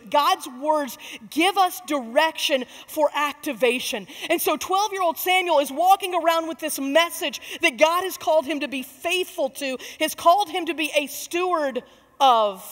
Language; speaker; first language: English; native; English